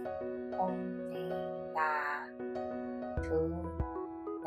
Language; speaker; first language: Vietnamese; non-native, learner; Chinese